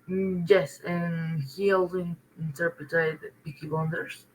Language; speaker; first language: English; non-native, learner; Spanish